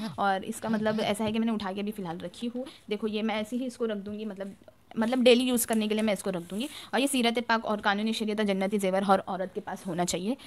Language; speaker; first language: Urdu; native; Urdu